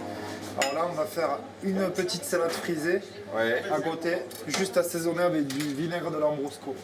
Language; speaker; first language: French; native; French